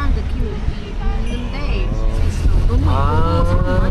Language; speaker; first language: Korean; non-native, fluent; Spanish